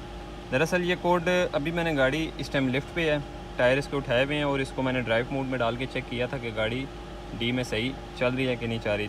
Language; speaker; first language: Urdu; native; Urdu